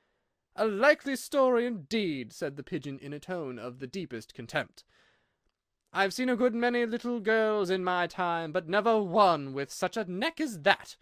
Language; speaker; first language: English; native; English